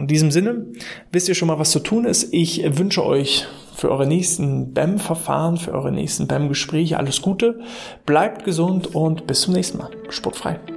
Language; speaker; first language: German; native; German